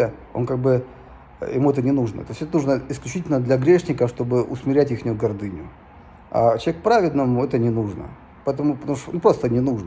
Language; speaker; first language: Russian; native; Russian